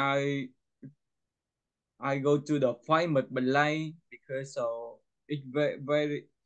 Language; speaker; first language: English; non-native, learner; Vietnamese